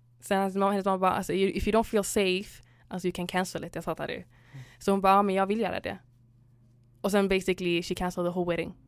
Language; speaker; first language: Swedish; early bilingual, other home language; Somali